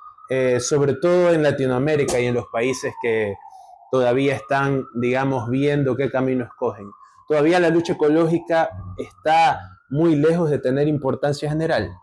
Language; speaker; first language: Spanish; native; Spanish